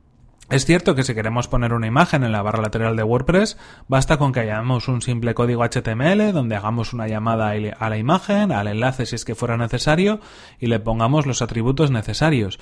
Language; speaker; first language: Spanish; native; Spanish